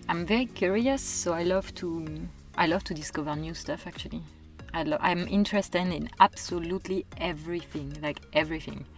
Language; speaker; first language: English; non-native, fluent; French